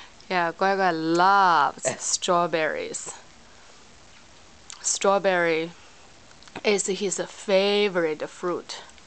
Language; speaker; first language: English; non-native, fluent; Chinese